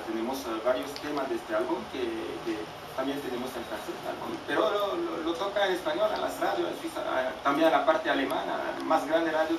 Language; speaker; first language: Spanish; non-native, fluent; French